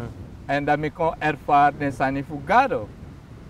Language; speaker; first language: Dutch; non-native, local second language; Sranan Tongo